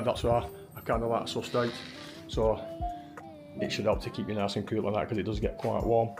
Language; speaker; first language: English; native; English